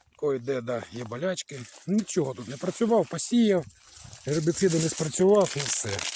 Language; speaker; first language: Ukrainian; native; Ukrainian